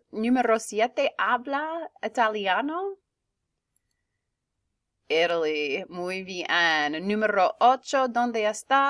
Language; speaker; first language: Spanish; non-native, fluent; English